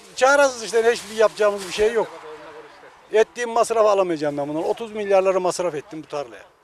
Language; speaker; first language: Turkish; native; Turkish